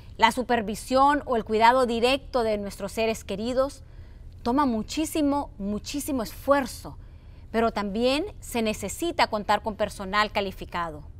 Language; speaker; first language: Spanish; native; Spanish